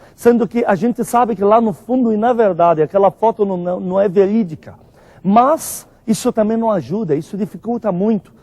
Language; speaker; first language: Portuguese; non-native, fluent; Arabic